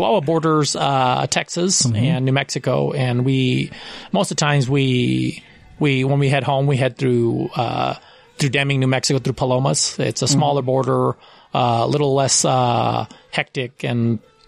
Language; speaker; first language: English; non-native, fluent; Spanish